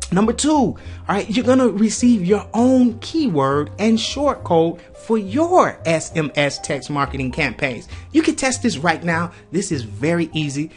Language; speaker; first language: English; native; English